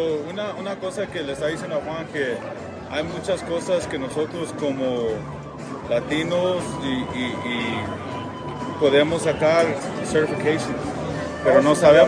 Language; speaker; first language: Spanish; early bilingual, heritage; Spanish